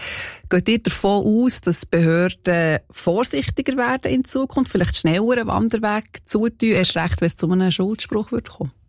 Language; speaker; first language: German; native; German